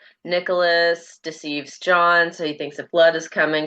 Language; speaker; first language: English; native; English